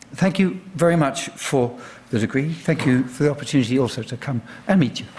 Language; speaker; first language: English; native; English